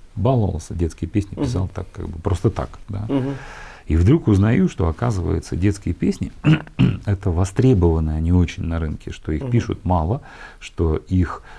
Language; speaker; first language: Russian; native; Russian